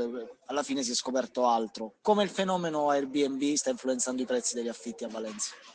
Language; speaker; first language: Italian; native; Italian